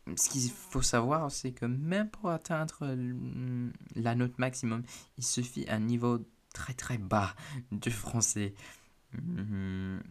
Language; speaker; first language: French; non-native, fluent; English